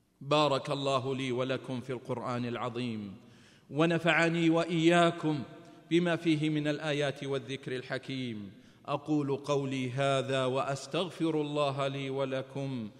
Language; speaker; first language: Arabic; native; Arabic